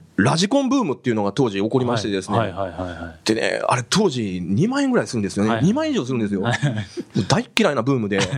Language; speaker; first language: Japanese; native; Japanese